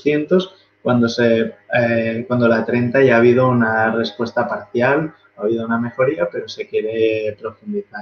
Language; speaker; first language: Spanish; native; Spanish